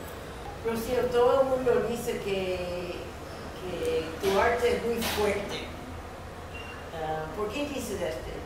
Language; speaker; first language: Spanish; non-native, fluent; English